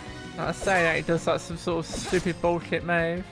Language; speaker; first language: English; native; English